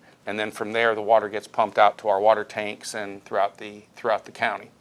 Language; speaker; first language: English; native; English